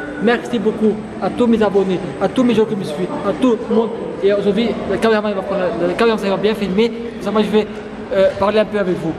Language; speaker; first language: French; non-native, local second language; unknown